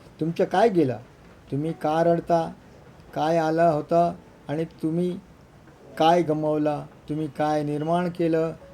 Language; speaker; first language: Marathi; non-native, local second language; Gujarati